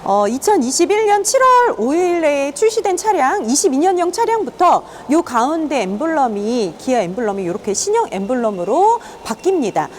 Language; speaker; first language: Korean; native; Korean